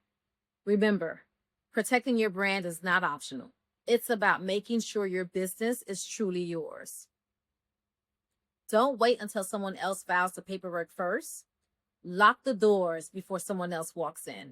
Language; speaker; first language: English; native; English